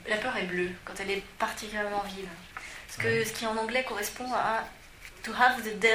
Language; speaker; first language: French; native; French